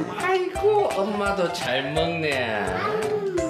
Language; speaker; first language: Korean; native; Korean